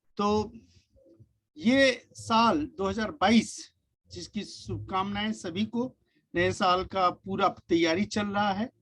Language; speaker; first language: Hindi; native; Hindi